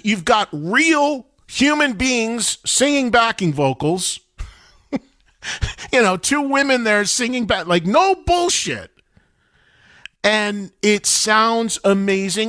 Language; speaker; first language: English; native; English